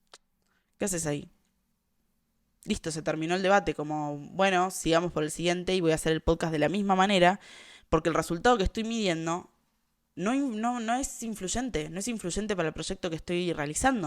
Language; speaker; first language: Spanish; native; Spanish